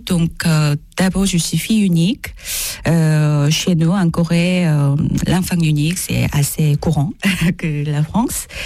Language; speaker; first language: French; non-native, learner; Korean